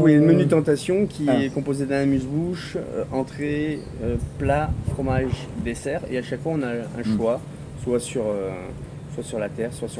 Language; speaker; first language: French; native; French